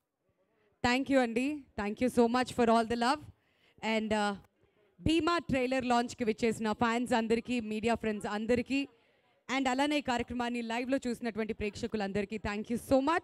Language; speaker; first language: Telugu; native; Telugu